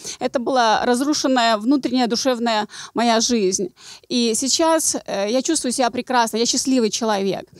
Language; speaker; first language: Russian; native; Russian